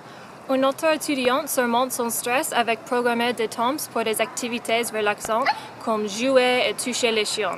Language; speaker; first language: French; non-native, learner; English